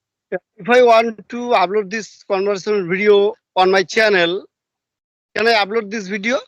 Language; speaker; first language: English; non-native, learner; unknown